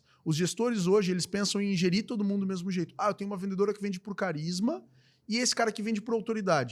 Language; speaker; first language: Portuguese; native; Portuguese